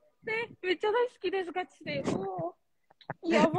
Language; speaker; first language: Japanese; non-native, learner; Korean